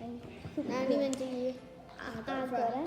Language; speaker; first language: Welsh; non-native, local second language; English